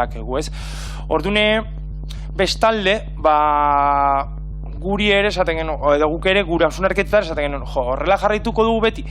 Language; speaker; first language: Basque; native; Basque